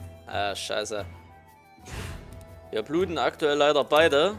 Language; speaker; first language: German; native; German